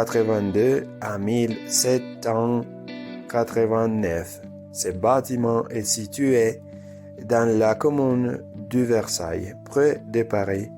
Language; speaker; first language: French; non-native, learner; Spanish